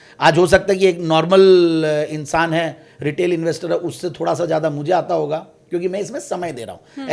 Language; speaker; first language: Hindi; native; Hindi